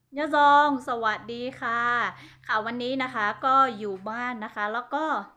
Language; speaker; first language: Thai; non-native, local second language; Karen languages